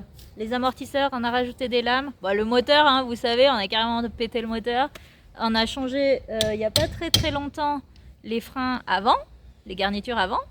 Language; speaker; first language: French; native; French